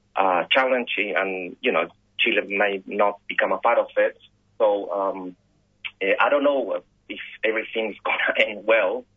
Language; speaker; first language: English; non-native, fluent; Spanish